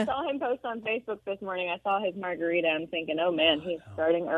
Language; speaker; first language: English; native; English